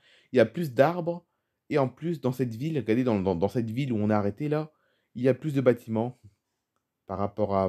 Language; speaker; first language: French; native; French